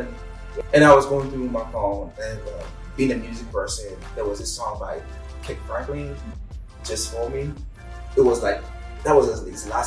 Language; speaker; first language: English; non-native, local second language; Yoruba